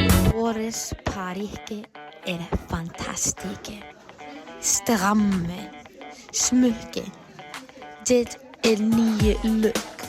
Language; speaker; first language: Danish; non-native, learner; Icelandic